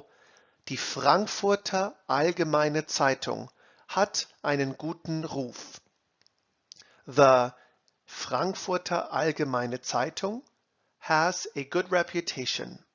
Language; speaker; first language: German; non-native, fluent; English